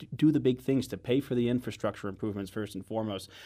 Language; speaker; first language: English; native; English